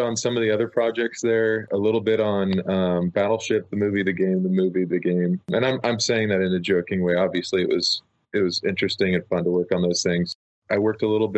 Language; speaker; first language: English; native; English